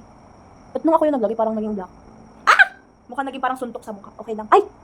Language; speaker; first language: Filipino; native; Filipino